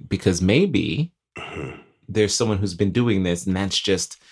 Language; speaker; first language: English; native; English